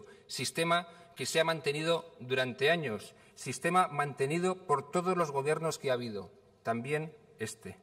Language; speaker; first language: Spanish; native; Spanish